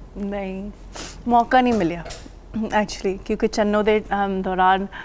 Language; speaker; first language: Punjabi; early bilingual, heritage; Punjabi